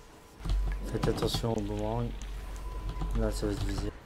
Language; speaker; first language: French; native; French